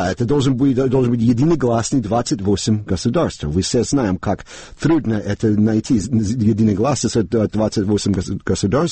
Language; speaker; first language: Russian; non-native, learner; English